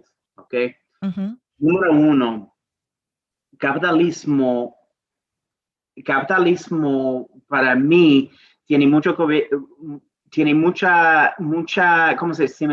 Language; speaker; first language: Spanish; non-native, learner; English